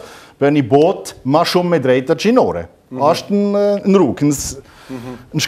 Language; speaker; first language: Albanian; non-native, learner; German